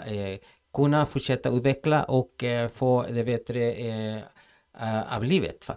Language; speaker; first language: Swedish; non-native, fluent; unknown